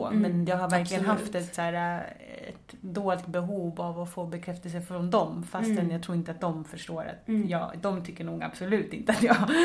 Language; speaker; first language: Swedish; native; Swedish